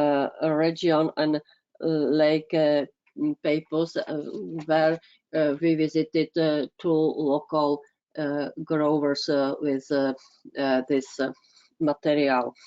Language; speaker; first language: English; non-native, fluent; Czech